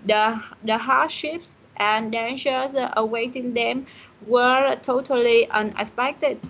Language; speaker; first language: English; non-native, learner; Vietnamese